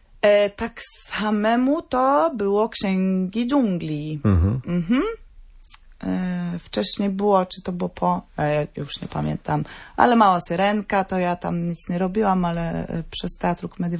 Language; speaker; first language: Polish; non-native, fluent; Norwegian